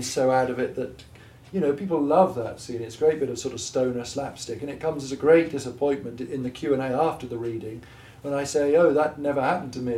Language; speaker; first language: English; native; English